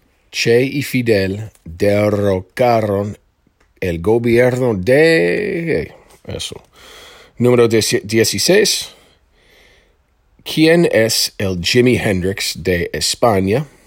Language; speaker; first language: Spanish; non-native, fluent; English